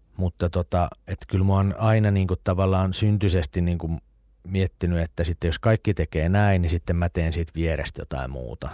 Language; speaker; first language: Finnish; native; Finnish